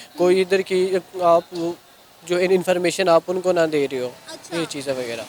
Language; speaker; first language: Urdu; non-native, local second language; Kashmiri